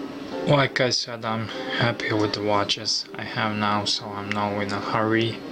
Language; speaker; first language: English; non-native, fluent; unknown